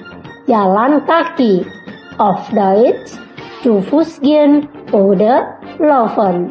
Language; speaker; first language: German; non-native, fluent; Indonesian